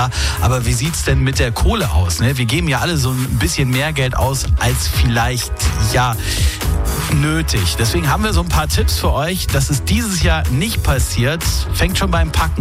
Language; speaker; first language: German; native; German